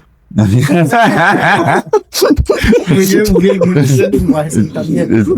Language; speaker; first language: Spanish; native; Spanish